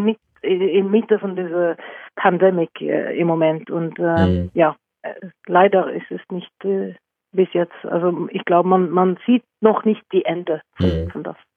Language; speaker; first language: German; non-native, fluent; Norwegian